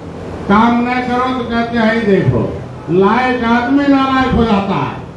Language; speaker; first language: Hindi; native; Hindi